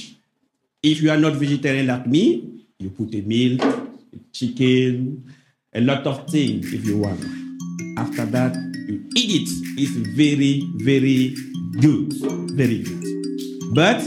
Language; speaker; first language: English; non-native, local second language; French